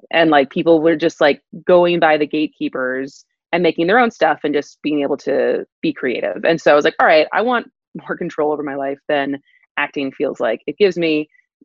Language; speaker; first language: English; native; English